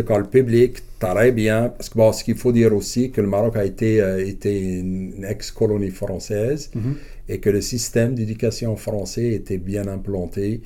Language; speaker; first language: French; non-native, local second language; Arabic